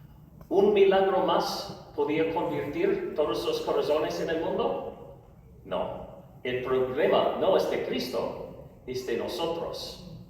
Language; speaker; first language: Spanish; non-native, learner; English